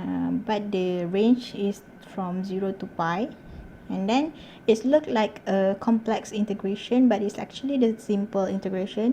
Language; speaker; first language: English; non-native, local second language; Malay